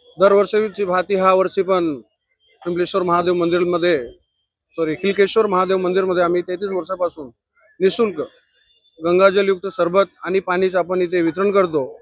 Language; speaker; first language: Marathi; non-native, local second language; Hindi